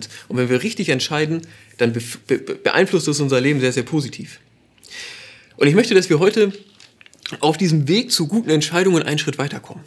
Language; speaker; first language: German; native; German